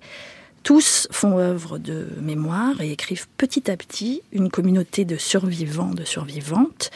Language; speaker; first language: French; native; French